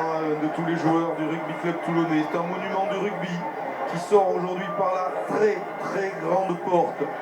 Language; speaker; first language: French; native; French